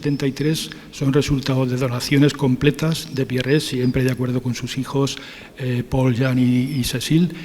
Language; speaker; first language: Spanish; native; Spanish